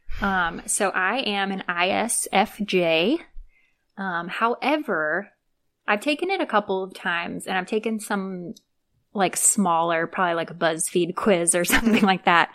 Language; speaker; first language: English; native; English